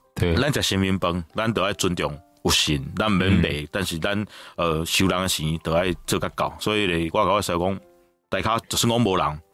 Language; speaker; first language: Min Nan Chinese; native; Min Nan Chinese